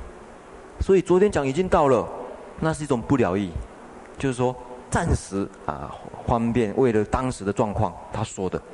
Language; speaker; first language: Chinese; native; Chinese